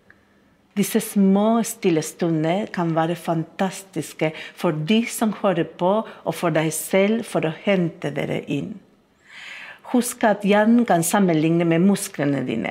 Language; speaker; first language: Norwegian; non-native, fluent; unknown